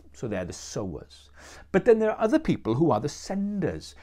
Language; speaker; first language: English; native; English